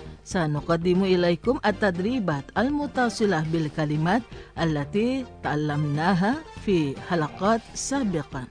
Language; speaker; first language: Arabic; non-native, fluent; Indonesian